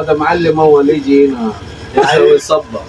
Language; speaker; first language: Arabic; non-native, learner; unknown